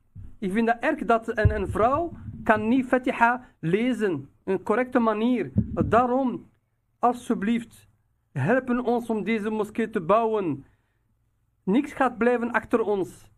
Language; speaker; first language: Dutch; non-native, local second language; Riffian